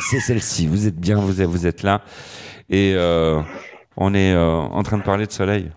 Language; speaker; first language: French; native; French